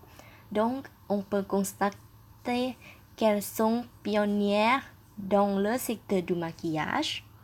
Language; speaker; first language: French; non-native, fluent; Thai